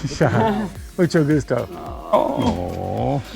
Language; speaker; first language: Spanish; non-native, learner; English